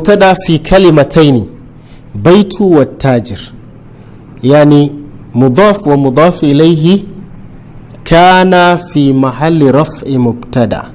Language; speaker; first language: Arabic; non-native, fluent; Hausa